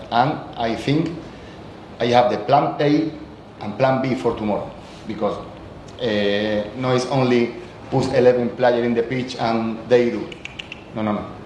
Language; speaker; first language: English; non-native, learner; Spanish